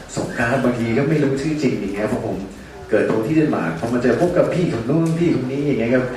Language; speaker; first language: Thai; non-native, fluent; Danish